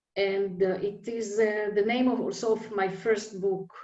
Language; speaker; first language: English; non-native, fluent; Hebrew